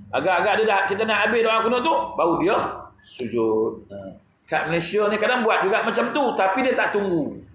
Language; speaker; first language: Malay; native; Malay